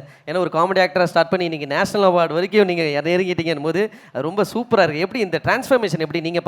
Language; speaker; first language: Tamil; native; Tamil